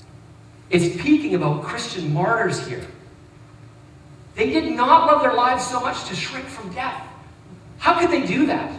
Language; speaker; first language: English; native; English